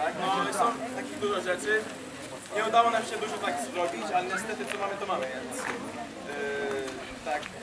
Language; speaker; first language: Polish; non-native, learner; Ukrainian